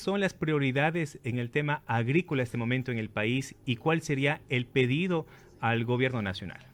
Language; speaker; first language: Spanish; native; Spanish